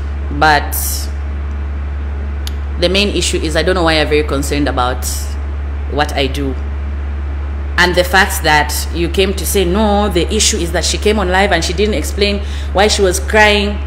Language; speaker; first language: English; non-native, local second language; Bemba